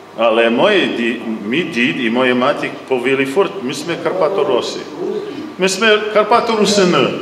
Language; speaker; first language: Ukrainian; early bilingual, heritage; Rusyn